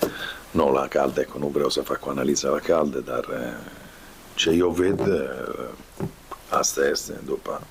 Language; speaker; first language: Romanian; non-native, fluent; Italian